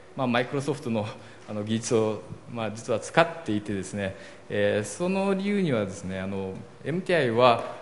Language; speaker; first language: Japanese; early bilingual, heritage; Portuguese